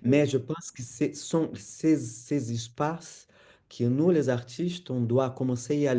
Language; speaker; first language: French; non-native, fluent; Portuguese